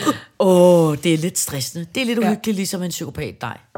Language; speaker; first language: Danish; native; Danish